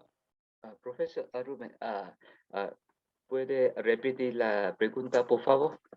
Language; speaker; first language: Spanish; non-native, learner; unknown